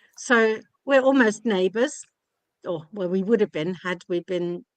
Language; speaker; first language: English; native; English